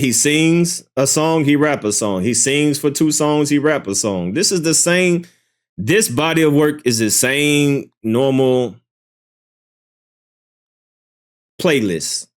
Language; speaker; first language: English; native; English